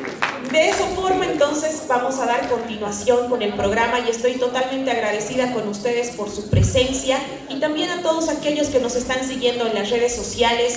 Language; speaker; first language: Spanish; native; Spanish